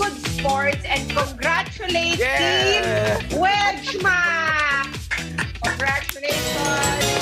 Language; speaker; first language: English; non-native, local second language; Filipino